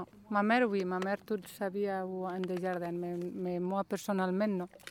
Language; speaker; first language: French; non-native, learner; Spanish